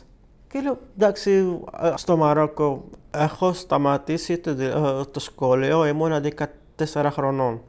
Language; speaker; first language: Greek; early bilingual, other home language; Arabic